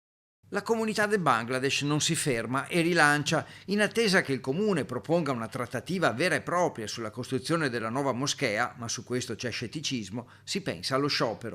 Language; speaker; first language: Italian; native; Italian